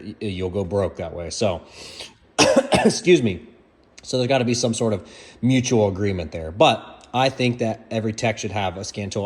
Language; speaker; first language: English; native; English